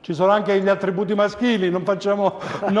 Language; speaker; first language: Italian; native; Italian